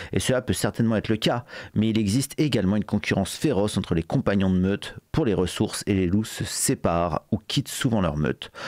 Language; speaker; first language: French; native; French